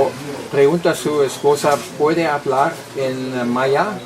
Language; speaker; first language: Spanish; non-native, learner; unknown